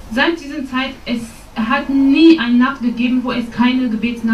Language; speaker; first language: German; non-native, fluent; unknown